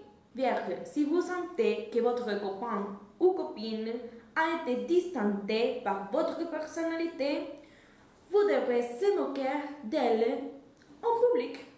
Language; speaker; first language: French; non-native, learner; Spanish